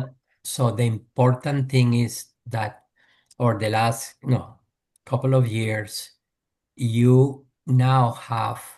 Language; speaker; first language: English; non-native, fluent; Spanish